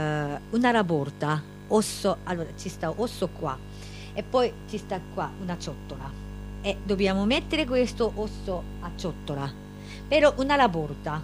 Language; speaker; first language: Italian; non-native, learner; Japanese